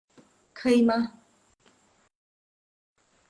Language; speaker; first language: Chinese; non-native, local second language; Indonesian